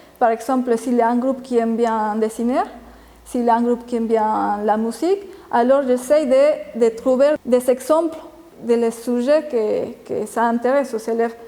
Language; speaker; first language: French; non-native, fluent; Spanish